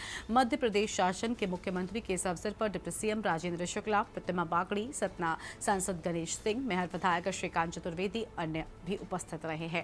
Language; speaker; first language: Hindi; native; Hindi